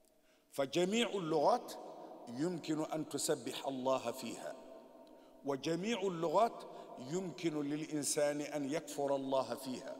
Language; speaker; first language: Arabic; non-native, fluent; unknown